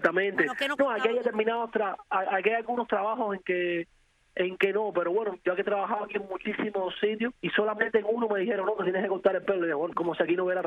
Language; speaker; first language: Spanish; native; Spanish